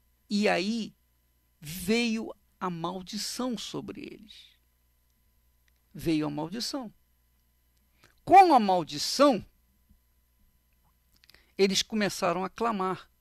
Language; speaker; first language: Portuguese; native; Portuguese